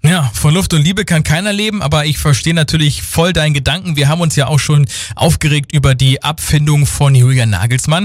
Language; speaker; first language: German; native; German